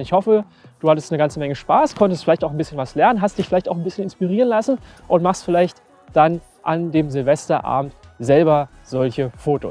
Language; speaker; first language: German; native; German